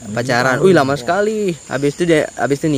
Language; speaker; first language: Indonesian; native; Indonesian